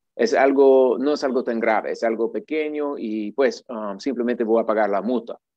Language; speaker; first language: Spanish; non-native, fluent; English